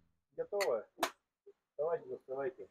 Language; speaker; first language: Russian; native; Russian